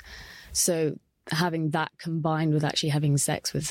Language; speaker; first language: English; native; English